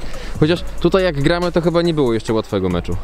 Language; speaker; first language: Polish; native; Polish